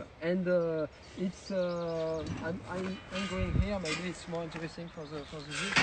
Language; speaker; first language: English; non-native, learner; French